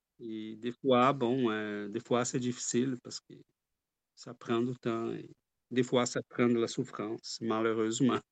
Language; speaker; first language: French; non-native, fluent; Portuguese